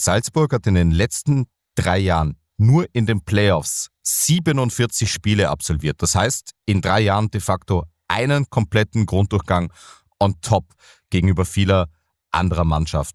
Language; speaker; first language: German; native; German